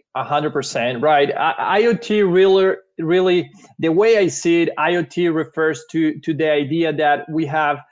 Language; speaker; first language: English; non-native, fluent; Spanish